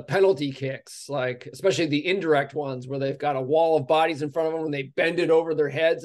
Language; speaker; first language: English; native; English